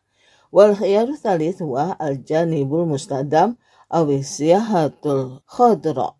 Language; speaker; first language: Arabic; non-native, learner; Indonesian